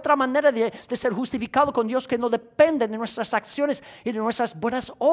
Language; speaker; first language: Spanish; native; Spanish